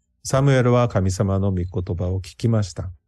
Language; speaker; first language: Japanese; non-native, fluent; Korean